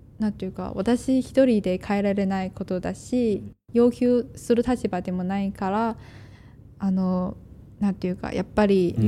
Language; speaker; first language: Japanese; non-native, fluent; Chinese